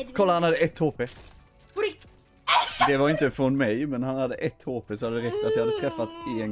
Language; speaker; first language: Swedish; native; Swedish